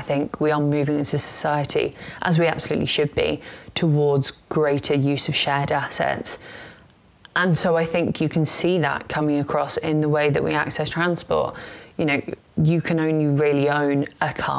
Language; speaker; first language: English; native; English